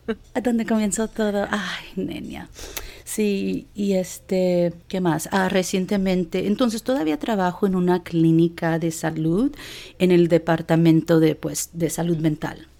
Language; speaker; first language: Spanish; early bilingual, heritage; Spanish